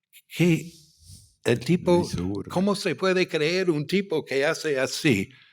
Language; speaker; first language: Spanish; non-native, fluent; English